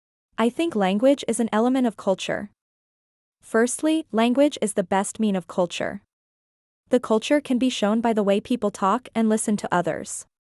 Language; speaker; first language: English; non-native, learner; Vietnamese